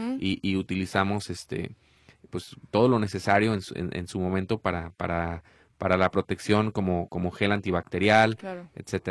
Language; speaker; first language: Spanish; native; Spanish